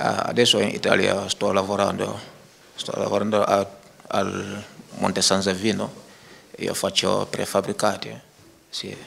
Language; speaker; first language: Italian; non-native, learner; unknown